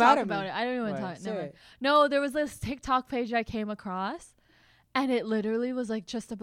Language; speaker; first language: English; native; English